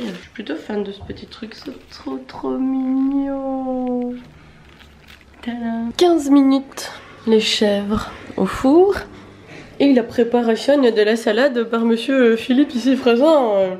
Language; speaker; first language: French; native; French